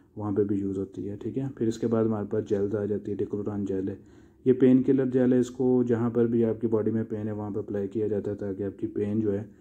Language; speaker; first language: Urdu; non-native, local second language; Punjabi